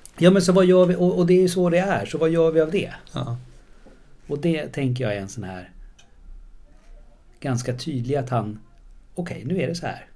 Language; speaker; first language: Swedish; native; Swedish